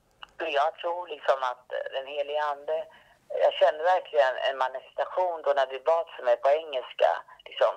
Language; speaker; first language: Swedish; native; Swedish